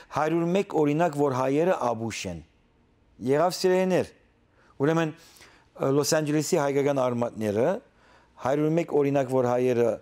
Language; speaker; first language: Armenian; early bilingual, heritage; Armenian